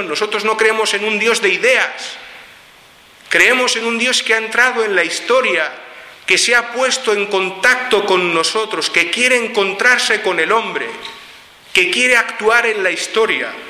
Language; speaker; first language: Spanish; native; Spanish